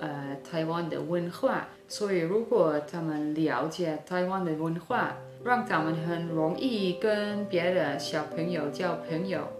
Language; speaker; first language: Chinese; non-native, fluent; Dutch